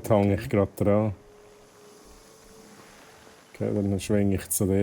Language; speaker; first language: German; native; German